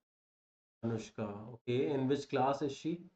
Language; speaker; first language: English; non-native, local second language; Hindi